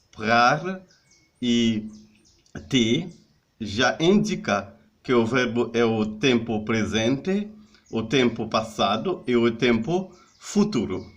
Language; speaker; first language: Portuguese; non-native, learner; Haitian Creole